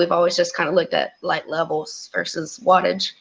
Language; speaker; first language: English; native; English